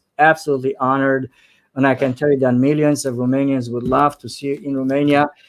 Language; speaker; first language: English; non-native, fluent; Romanian